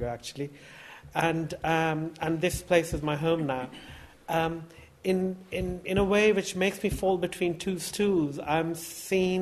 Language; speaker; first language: English; non-native, local second language; Bangla